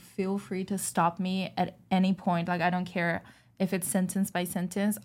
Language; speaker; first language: English; non-native, fluent; Chinese